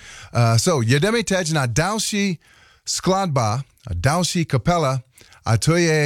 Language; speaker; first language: Czech; non-native, learner; English